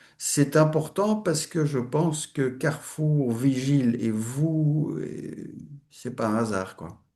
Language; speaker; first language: French; native; French